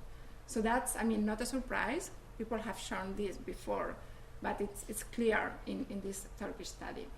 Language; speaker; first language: English; non-native, fluent; Spanish